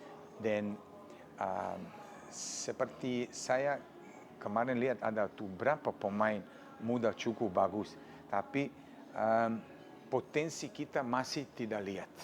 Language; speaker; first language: Indonesian; non-native, fluent; Serbian